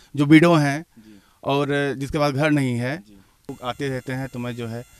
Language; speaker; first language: Hindi; native; Hindi